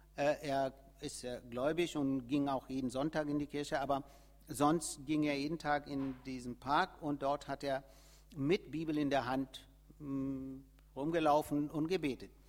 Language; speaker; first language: German; non-native, fluent; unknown